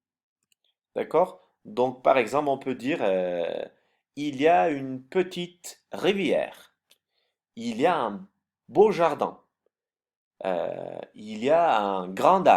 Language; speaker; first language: French; non-native, fluent; Turkish